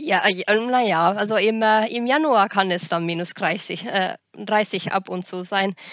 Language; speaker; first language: German; non-native, fluent; Finnish